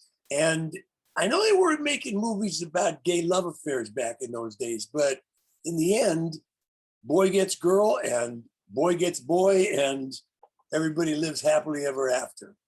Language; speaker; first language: English; native; English